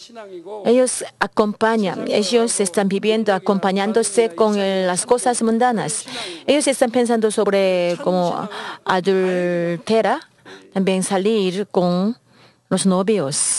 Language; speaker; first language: Spanish; non-native, learner; Korean